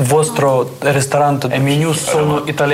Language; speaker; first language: Italian; non-native, learner; Russian